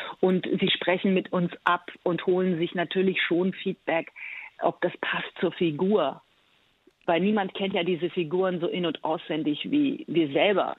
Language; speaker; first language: German; early bilingual, other home language; Persian